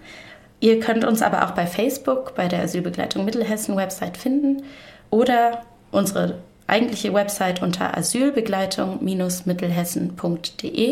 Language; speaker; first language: German; native; German